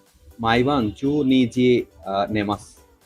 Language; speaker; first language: Japanese; non-native, learner; Bangla